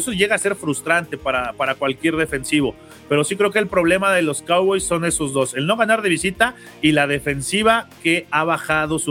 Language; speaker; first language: Spanish; native; Spanish